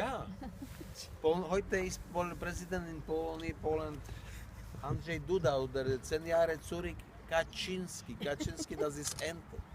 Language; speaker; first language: German; non-native, learner; Slovak